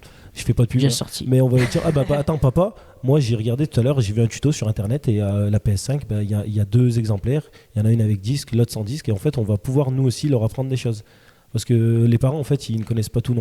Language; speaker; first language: French; native; French